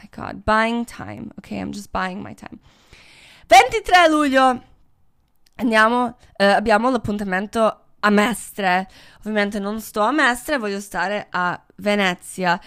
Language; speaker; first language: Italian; non-native, fluent; English